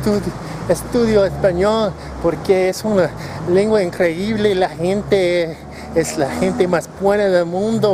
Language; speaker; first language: Spanish; non-native, learner; English